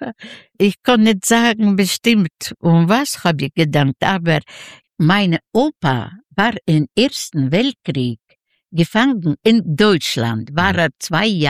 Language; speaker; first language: German; non-native, learner; Yiddish